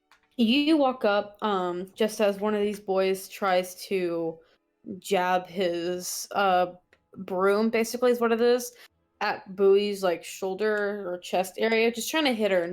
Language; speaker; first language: English; native; English